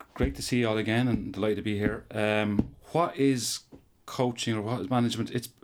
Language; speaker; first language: English; native; English